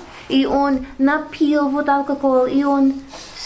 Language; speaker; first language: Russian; non-native, learner; English